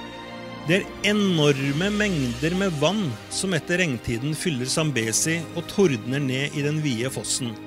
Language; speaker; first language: Norwegian; native; Norwegian